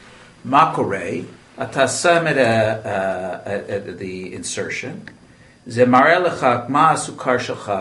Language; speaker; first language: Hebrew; non-native, fluent; English